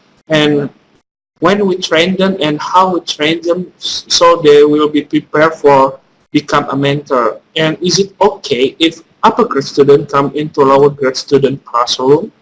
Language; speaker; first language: English; non-native, fluent; Indonesian